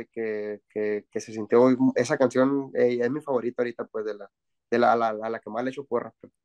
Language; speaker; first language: Spanish; native; Spanish